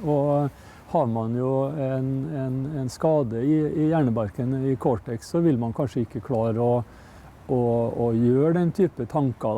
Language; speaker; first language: Norwegian; native; Norwegian